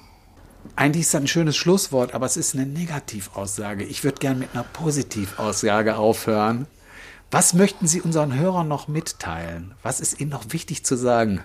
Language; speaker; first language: German; native; German